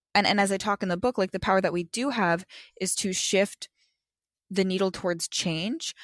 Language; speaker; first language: English; native; English